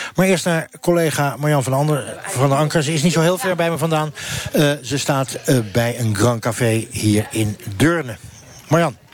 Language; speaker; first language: Dutch; native; Dutch